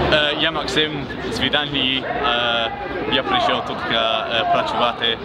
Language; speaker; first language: Ukrainian; early bilingual, heritage; English